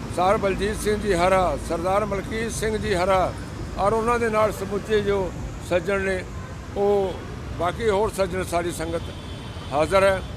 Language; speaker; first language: Punjabi; native; Punjabi